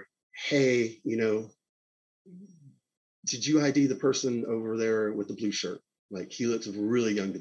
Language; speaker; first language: English; native; English